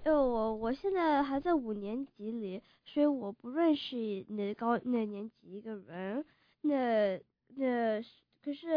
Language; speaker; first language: Chinese; early bilingual, heritage; Chinese